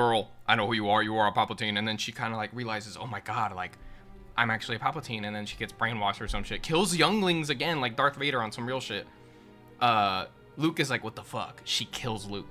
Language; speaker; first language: English; native; English